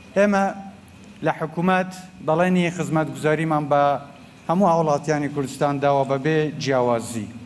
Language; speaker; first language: Central Kurdish; non-native, local second language; Kurdish